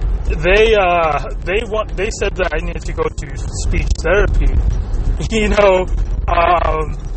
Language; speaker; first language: English; early bilingual, other home language; Spanish